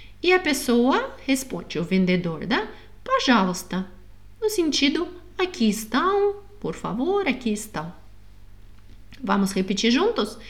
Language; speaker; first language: Portuguese; non-native, fluent; Russian